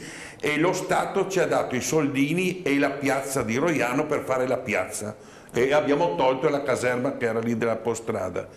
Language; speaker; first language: Italian; native; Italian